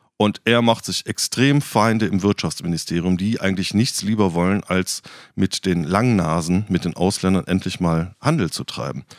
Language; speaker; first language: German; native; German